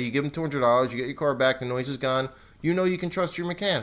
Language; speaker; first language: English; native; English